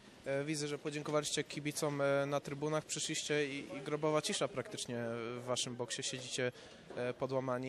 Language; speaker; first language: Polish; native; Polish